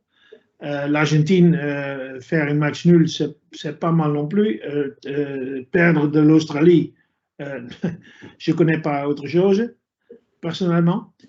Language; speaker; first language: French; non-native, fluent; Dutch